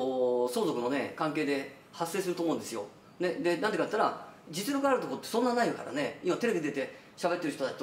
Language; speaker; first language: Japanese; native; Japanese